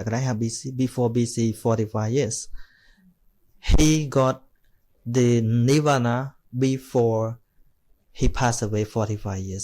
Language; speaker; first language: English; non-native, fluent; Khmer